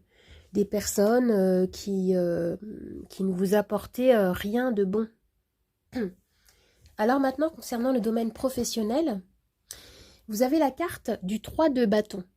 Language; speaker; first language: French; native; French